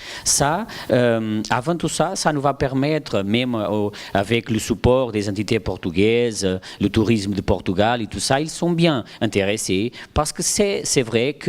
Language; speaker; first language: French; non-native, fluent; Portuguese